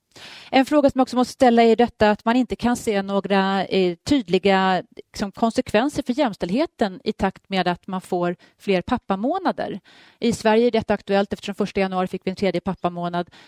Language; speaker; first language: Swedish; native; Swedish